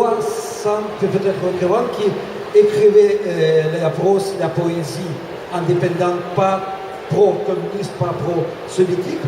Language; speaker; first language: French; non-native, fluent; Russian